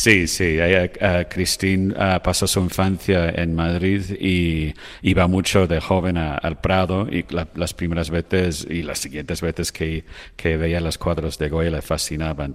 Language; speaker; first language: Spanish; non-native, fluent; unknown